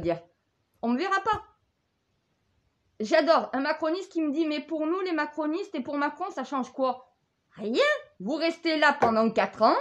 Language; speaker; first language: French; native; French